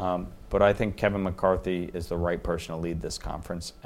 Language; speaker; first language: English; native; English